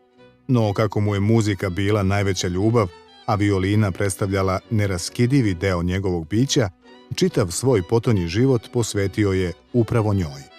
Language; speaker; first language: Bosnian; native; Bosnian